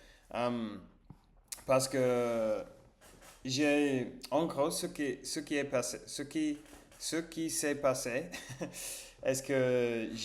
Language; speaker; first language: French; non-native, learner; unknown